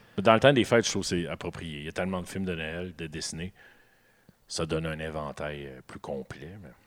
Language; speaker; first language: French; native; French